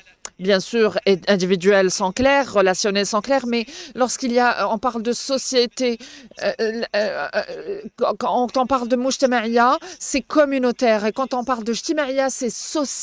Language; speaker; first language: French; non-native, local second language; Arabic